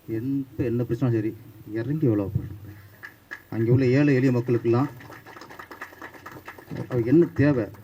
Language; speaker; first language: Tamil; native; Tamil